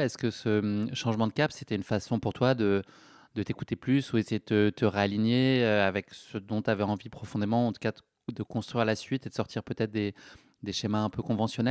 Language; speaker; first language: French; native; French